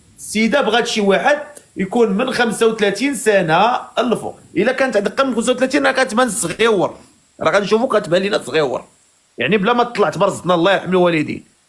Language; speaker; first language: Arabic; native; Arabic